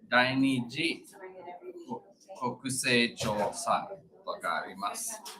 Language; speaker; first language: Japanese; non-native, learner; English